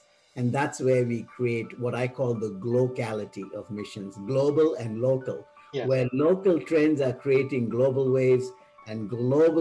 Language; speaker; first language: English; non-native, local second language; Tamil